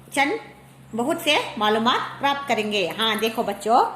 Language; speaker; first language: Hindi; non-native, local second language; Kannada